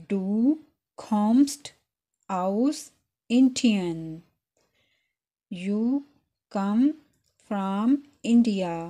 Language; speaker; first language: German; non-native, fluent; Urdu